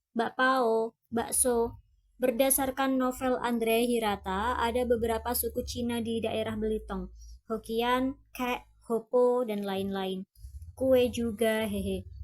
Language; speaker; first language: Indonesian; non-native, fluent; Thai